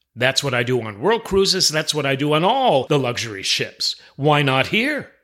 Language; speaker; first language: English; native; English